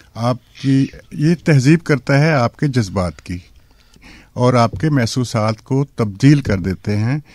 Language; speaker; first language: Urdu; non-native, local second language; Punjabi